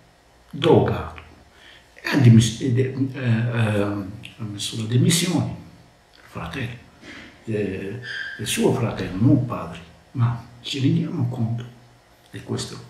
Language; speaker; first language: Italian; non-native, learner; Arabic